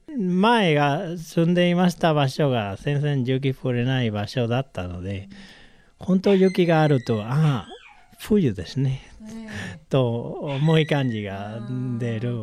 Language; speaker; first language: Japanese; non-native, learner; Spanish